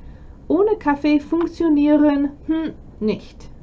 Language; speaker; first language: German; non-native, fluent; English